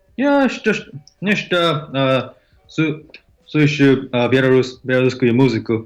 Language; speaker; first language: Russian; non-native, learner; Japanese